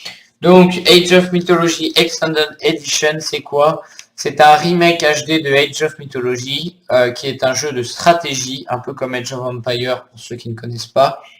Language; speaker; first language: French; native; French